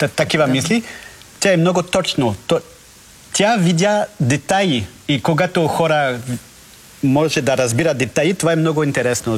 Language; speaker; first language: Bulgarian; non-native, learner; French